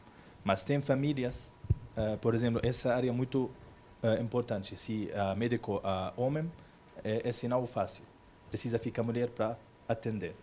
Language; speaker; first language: Portuguese; non-native, learner; Arabic